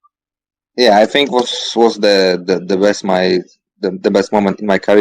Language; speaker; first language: English; non-native, learner; Polish